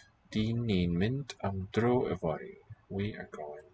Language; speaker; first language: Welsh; non-native, learner; English